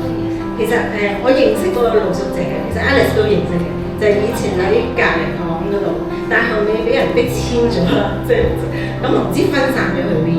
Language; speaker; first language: Cantonese; native; Cantonese